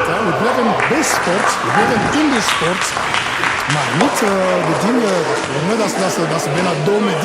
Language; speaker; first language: Dutch; non-native, learner; Lingala